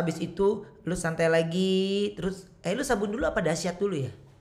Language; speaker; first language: Indonesian; native; Indonesian